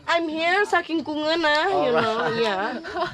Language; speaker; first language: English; non-native, learner; Sundanese